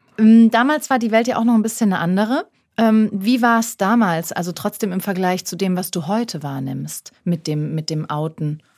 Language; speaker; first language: German; native; German